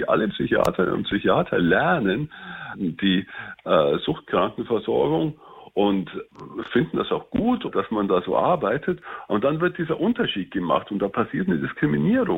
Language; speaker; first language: German; native; German